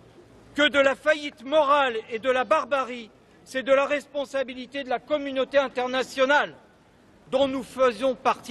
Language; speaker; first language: French; native; French